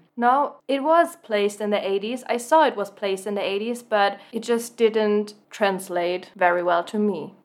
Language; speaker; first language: English; non-native, fluent; German